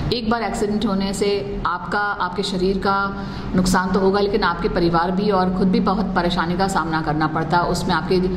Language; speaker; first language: Hindi; native; Hindi